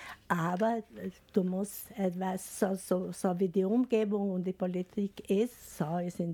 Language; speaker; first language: German; non-native, fluent; Albanian